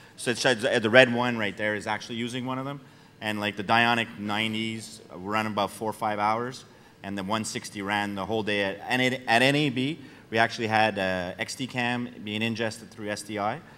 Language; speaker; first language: English; native; English